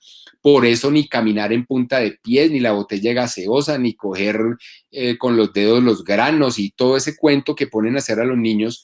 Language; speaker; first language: Spanish; native; Spanish